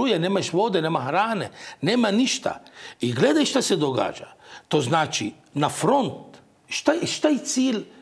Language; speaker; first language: Croatian; non-native, fluent; Arabic